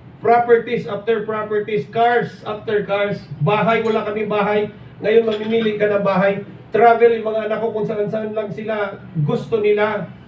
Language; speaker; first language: Filipino; non-native, local second language; Cebuano